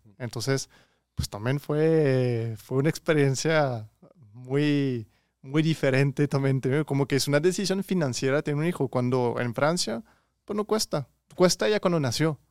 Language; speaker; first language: Spanish; non-native, fluent; French